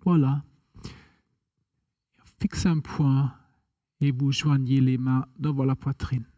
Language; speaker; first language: French; non-native, fluent; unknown